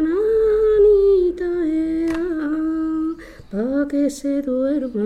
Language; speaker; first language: French; non-native, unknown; Spanish